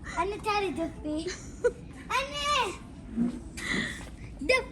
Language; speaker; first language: Arabic; early bilingual, other home language; Hindi